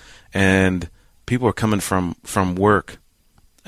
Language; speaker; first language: English; native; English